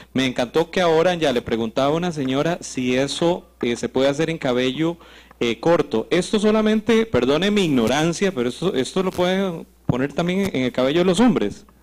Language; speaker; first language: Spanish; native; Spanish